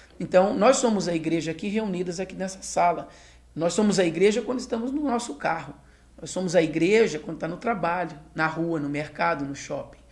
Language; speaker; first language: Portuguese; native; Portuguese